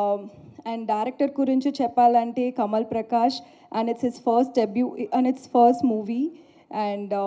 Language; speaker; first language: Telugu; non-native, learner; Tamil